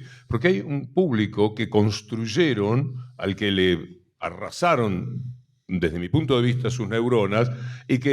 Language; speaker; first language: Spanish; native; Spanish